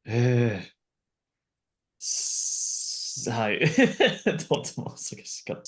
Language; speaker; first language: Japanese; non-native, learner; English